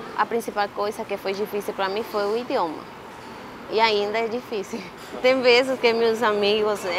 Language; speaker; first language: Portuguese; non-native, learner; Spanish